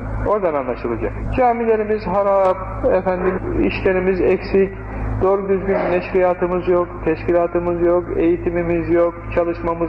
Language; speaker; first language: Turkish; native; Turkish